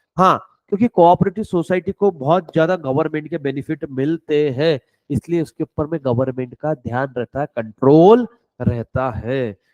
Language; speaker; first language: Hindi; native; Hindi